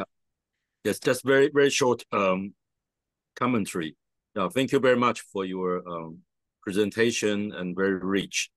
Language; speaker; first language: English; non-native, fluent; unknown